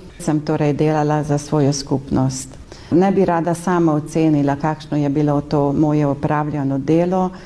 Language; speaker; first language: Slovenian; native; Slovenian